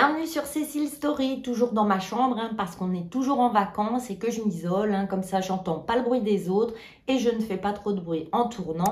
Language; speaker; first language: French; native; French